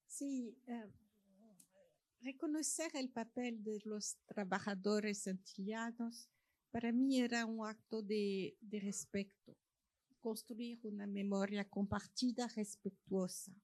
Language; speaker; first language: Spanish; non-native, fluent; French